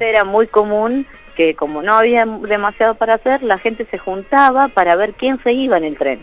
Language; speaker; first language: Spanish; native; Spanish